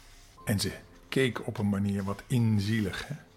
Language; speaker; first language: Dutch; native; Dutch